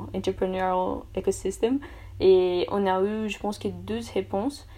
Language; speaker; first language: French; non-native, fluent; Portuguese